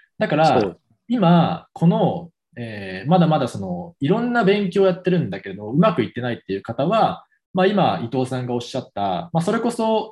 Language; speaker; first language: Japanese; native; Japanese